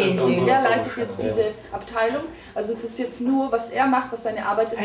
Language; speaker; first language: German; non-native, fluent; Russian